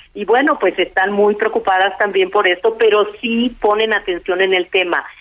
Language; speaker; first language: Spanish; native; Spanish